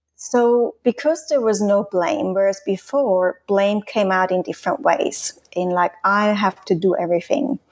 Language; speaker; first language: English; non-native, fluent; Swiss German